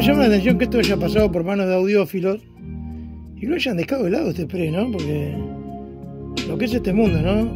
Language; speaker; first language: Spanish; native; Spanish